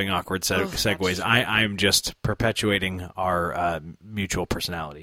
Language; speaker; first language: English; native; English